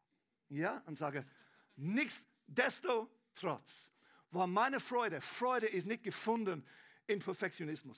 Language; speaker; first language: German; non-native, learner; English